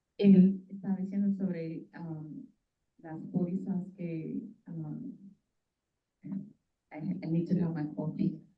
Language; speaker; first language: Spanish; early bilingual, heritage; Spanish